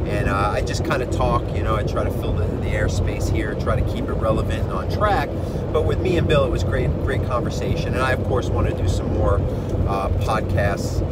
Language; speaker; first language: English; native; English